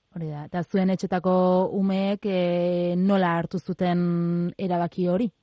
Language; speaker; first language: Basque; native; Basque